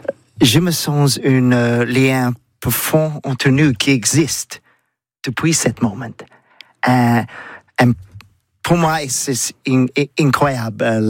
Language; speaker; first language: French; non-native, learner; English